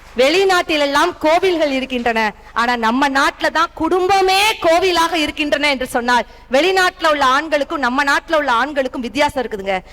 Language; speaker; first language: Tamil; native; Tamil